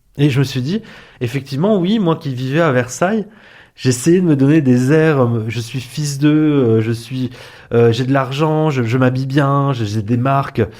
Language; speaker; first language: French; early bilingual, other home language; Arabic